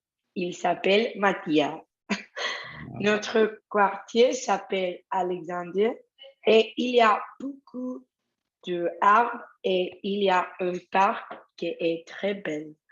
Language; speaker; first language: French; non-native, learner; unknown